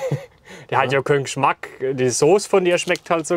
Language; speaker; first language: German; native; German